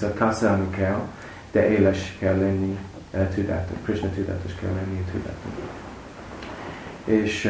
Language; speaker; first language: Hungarian; non-native, learner; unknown